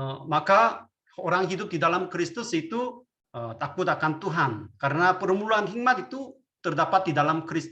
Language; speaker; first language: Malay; non-native, fluent; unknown